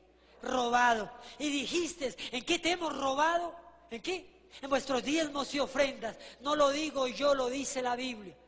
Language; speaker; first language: Spanish; native; Spanish